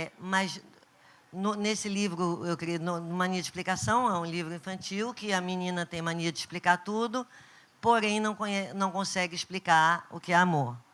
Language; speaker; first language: Portuguese; native; Portuguese